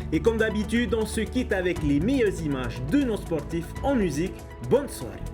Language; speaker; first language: French; native; French